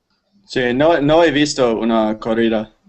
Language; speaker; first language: Spanish; non-native, learner; English